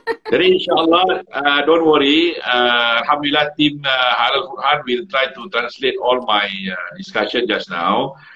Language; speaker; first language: English; non-native, learner; Malay